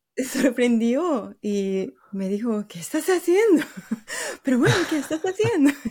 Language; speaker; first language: Spanish; non-native, fluent; Japanese